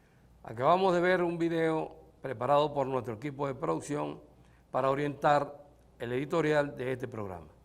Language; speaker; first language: Spanish; native; Spanish